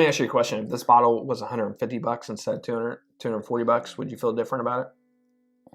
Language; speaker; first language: English; native; English